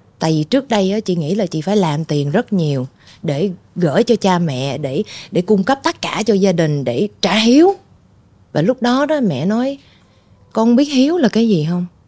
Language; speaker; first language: Vietnamese; early bilingual, heritage; Vietnamese